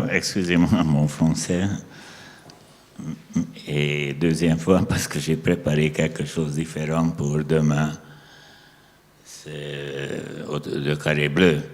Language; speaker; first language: French; non-native, learner; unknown